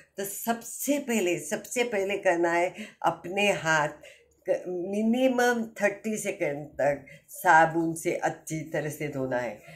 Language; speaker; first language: Hindi; non-native, local second language; Marathi